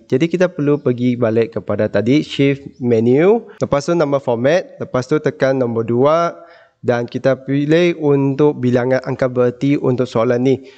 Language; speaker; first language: Malay; non-native, local second language; Chinese